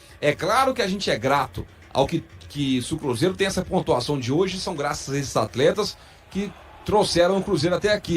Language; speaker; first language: Portuguese; native; Portuguese